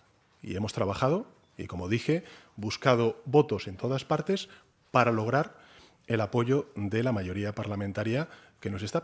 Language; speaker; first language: Spanish; native; Spanish